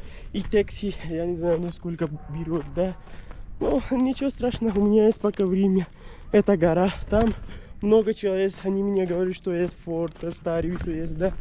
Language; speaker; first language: Russian; non-native, learner; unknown